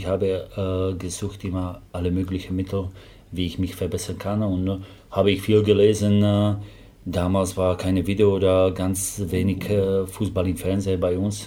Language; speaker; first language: German; non-native, fluent; Slovak